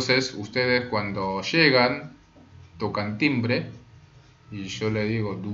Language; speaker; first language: Spanish; early bilingual, other home language; Korean